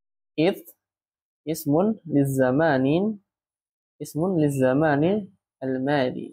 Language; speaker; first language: Arabic; non-native, fluent; Indonesian